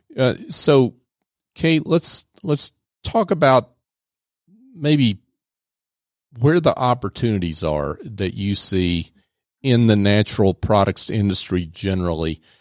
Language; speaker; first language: English; native; English